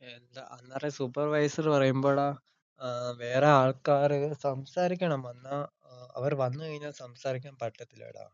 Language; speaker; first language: Malayalam; early bilingual, heritage; Malayalam